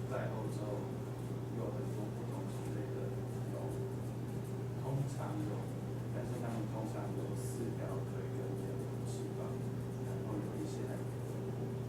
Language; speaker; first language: Chinese; native; Chinese